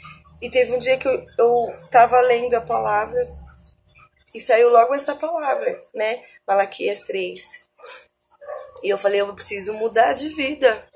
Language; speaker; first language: Portuguese; native; Portuguese